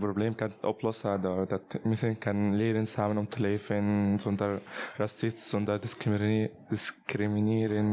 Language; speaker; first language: Dutch; non-native, learner; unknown